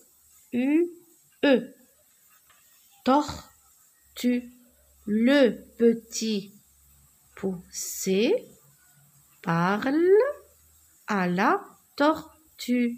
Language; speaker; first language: French; non-native, local second language; Arabic